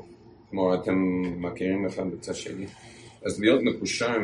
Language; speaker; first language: Hebrew; non-native, learner; English